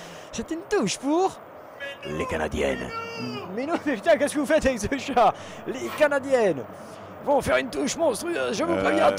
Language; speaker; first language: French; native; French